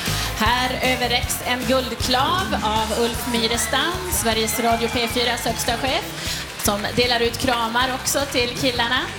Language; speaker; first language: Swedish; native; Swedish